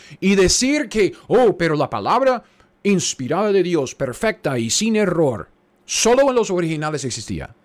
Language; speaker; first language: Spanish; non-native, fluent; English